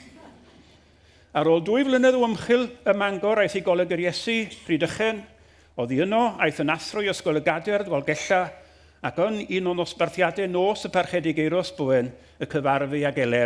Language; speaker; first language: Welsh; native; Welsh